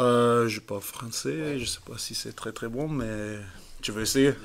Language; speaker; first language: French; non-native, fluent; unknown